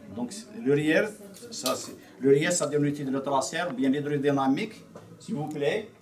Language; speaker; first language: French; non-native, local second language; Arabic